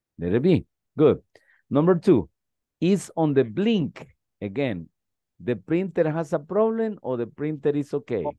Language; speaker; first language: English; non-native, fluent; Spanish